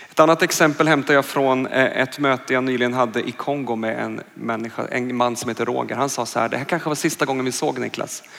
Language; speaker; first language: Swedish; native; Swedish